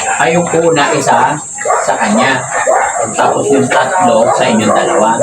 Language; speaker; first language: Filipino; native; Filipino